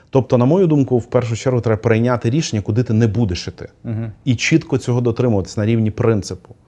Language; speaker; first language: Ukrainian; non-native, local second language; Russian